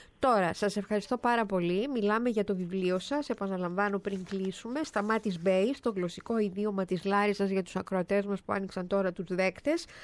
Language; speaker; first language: Greek; native; Greek